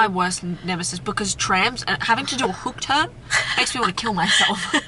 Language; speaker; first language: English; native; English